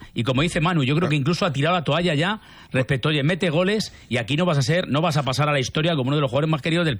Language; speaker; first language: Spanish; native; Spanish